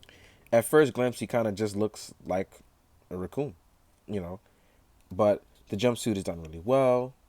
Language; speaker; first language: English; native; English